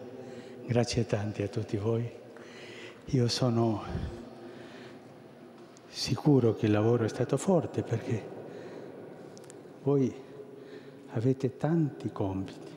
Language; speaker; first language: Italian; non-native, fluent; Spanish